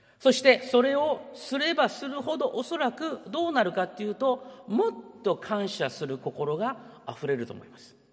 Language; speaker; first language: Japanese; early bilingual, heritage; Japanese